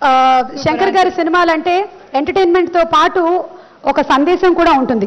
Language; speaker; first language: Telugu; native; Telugu